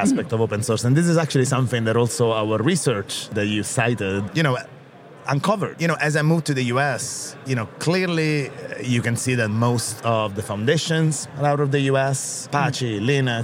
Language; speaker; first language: English; non-native, fluent; Italian